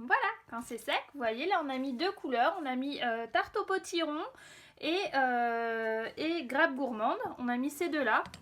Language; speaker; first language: French; native; French